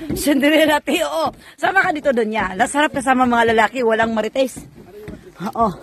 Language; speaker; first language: Filipino; non-native, local second language; Cebuano